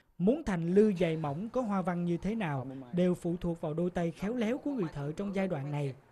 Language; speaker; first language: Vietnamese; native; Vietnamese